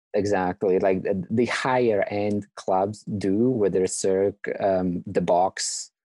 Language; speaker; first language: English; non-native, fluent; Italian